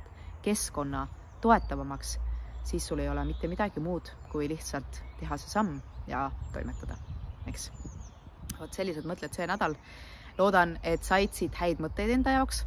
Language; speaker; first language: Estonian; native; Estonian